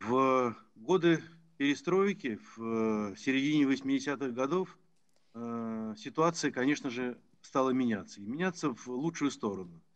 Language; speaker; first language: Russian; native; Russian